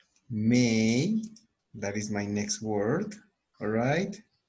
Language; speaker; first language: English; non-native, fluent; Spanish